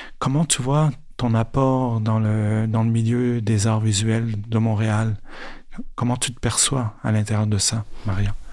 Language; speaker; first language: French; non-native, fluent; Spanish